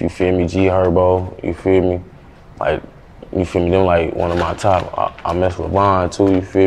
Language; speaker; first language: English; native; English